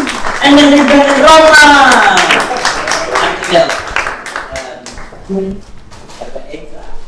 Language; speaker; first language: Dutch; non-native, learner; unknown